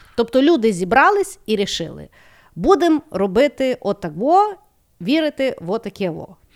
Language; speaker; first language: Ukrainian; non-native, local second language; Russian